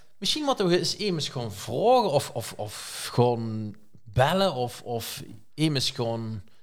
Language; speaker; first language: Dutch; native; Dutch